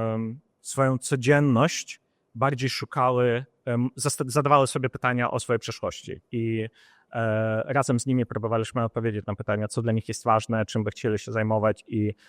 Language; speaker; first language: Polish; non-native, fluent; Ukrainian